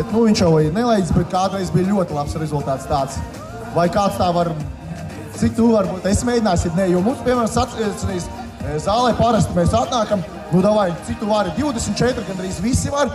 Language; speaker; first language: Latvian; non-native, local second language; Russian